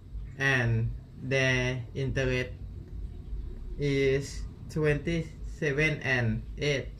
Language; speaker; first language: English; non-native, learner; Thai